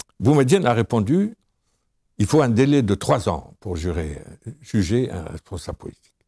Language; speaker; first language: French; non-native, local second language; Arabic